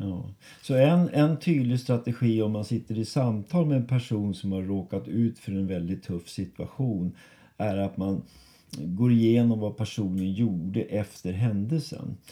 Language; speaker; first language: Swedish; native; Swedish